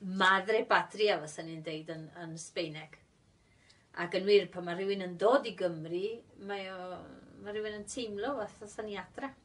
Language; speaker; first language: Welsh; early bilingual, heritage; Spanish